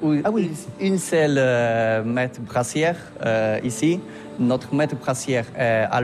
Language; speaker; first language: French; non-native, learner; Polish